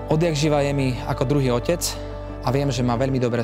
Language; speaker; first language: Slovak; native; Slovak